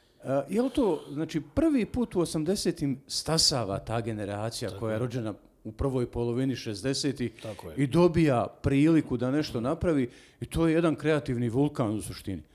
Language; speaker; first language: Serbian; native; Serbian